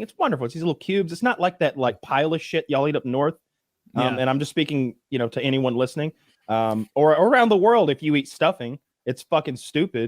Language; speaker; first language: English; native; English